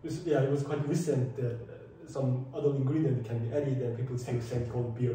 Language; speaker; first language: English; non-native, fluent; Korean